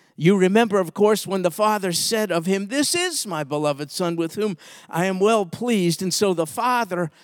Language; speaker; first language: English; native; English